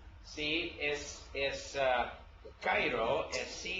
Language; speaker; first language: Spanish; non-native, learner; English